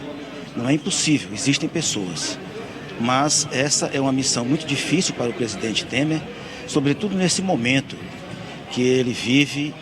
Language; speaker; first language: Portuguese; native; Portuguese